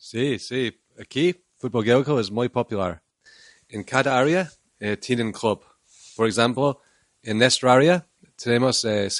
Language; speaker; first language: Spanish; non-native, learner; English